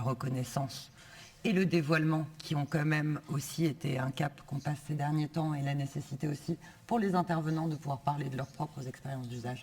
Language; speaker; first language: French; native; French